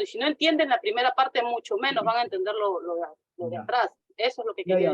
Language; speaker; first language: Spanish; native; Spanish